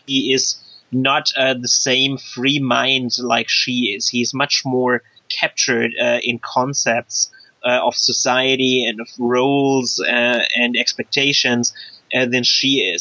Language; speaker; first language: English; non-native, fluent; German